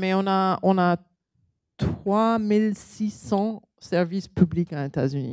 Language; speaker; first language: French; non-native, learner; English